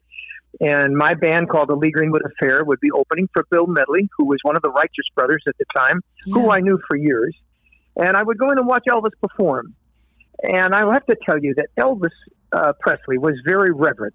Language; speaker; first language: English; native; English